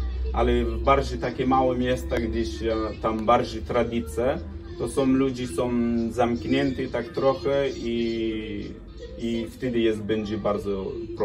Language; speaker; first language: Polish; non-native, learner; Arabic